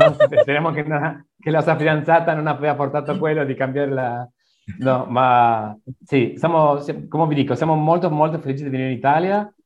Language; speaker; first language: Italian; non-native, learner; Spanish